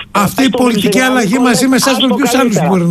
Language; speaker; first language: Greek; native; Greek